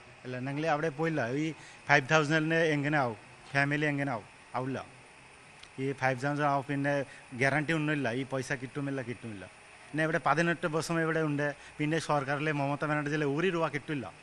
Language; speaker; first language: Malayalam; non-native, learner; Bangla